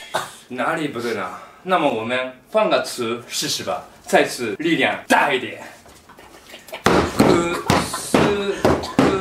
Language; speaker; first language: Chinese; non-native, fluent; Japanese